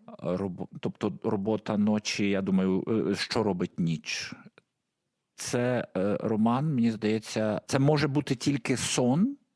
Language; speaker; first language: Ukrainian; native; Ukrainian